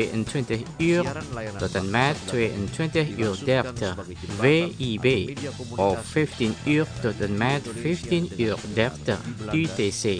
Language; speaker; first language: Dutch; non-native, learner; Indonesian